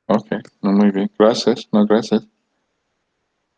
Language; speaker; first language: Spanish; non-native, learner; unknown